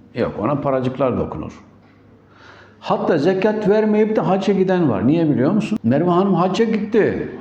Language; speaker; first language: Turkish; native; Turkish